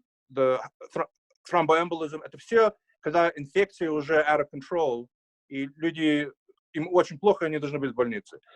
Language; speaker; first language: Russian; early bilingual, heritage; Russian